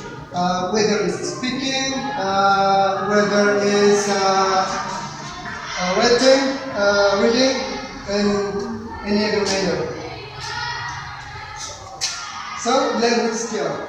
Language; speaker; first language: English; non-native, learner; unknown